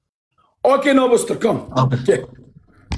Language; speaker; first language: English; non-native, learner; Uzbek